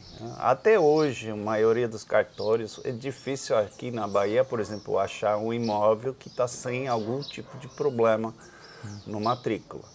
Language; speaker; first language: Portuguese; non-native, fluent; Dutch